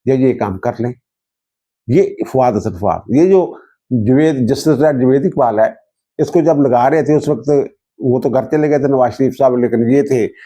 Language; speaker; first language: Urdu; non-native, local second language; Punjabi